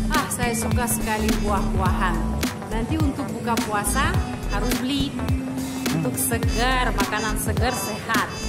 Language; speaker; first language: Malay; non-native, fluent; Russian